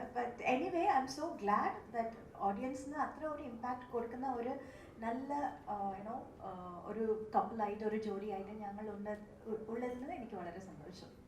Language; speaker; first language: Malayalam; non-native, local second language; Tamil